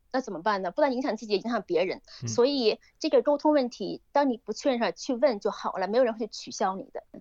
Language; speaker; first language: Chinese; native; Chinese